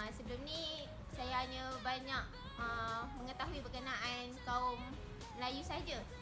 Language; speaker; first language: Malay; native; Malay